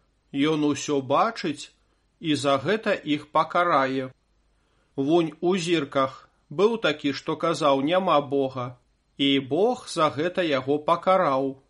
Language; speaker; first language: Belarusian; native; Belarusian